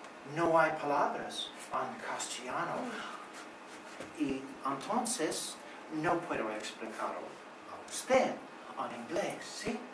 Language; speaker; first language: Spanish; non-native, learner; English